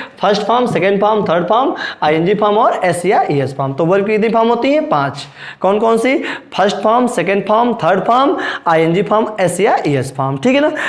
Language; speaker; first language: Hindi; native; Hindi